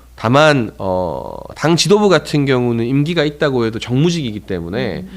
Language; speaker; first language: Korean; native; Korean